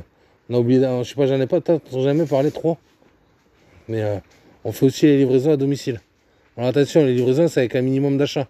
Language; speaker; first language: French; native; French